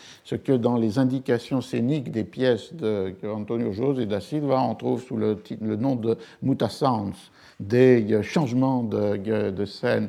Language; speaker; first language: French; native; French